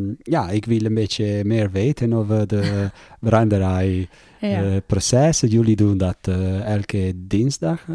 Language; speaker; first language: Dutch; non-native, learner; Italian